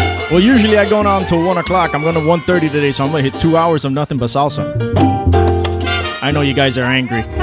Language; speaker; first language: English; native; English